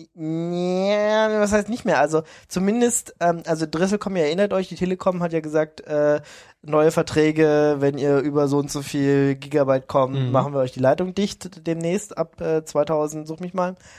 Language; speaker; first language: German; native; German